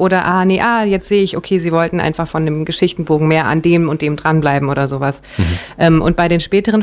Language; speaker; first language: German; early bilingual, other home language; Japanese